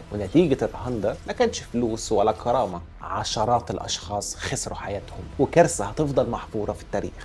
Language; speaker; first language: Arabic; native; Arabic